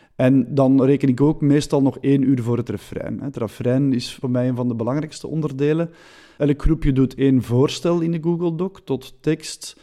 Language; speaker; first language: Dutch; native; Dutch